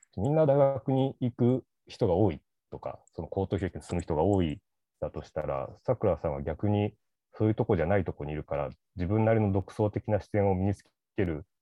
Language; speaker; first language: Japanese; native; Japanese